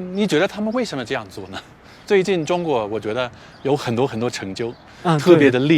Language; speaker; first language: Chinese; early bilingual, heritage; Chinese